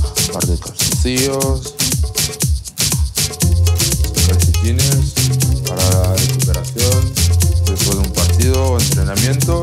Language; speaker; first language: Spanish; non-native, fluent; French